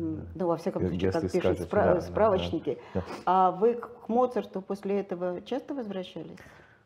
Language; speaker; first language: Russian; native; Russian